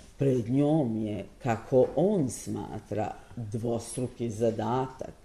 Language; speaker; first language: Serbian; native; Serbian